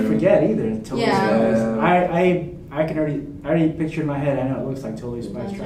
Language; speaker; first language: English; native; English